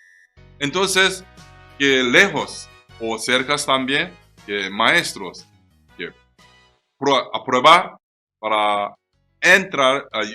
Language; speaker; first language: Spanish; non-native, learner; Korean